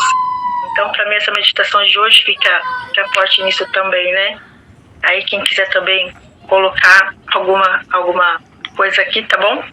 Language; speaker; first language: Portuguese; native; Portuguese